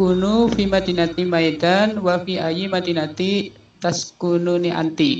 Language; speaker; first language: Arabic; non-native, learner; Indonesian